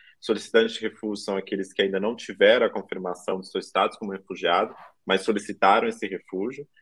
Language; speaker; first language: Portuguese; native; Portuguese